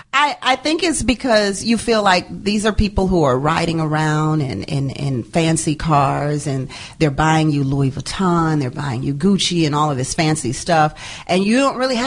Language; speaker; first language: English; native; English